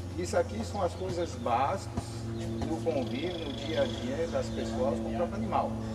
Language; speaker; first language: Portuguese; non-native, fluent; French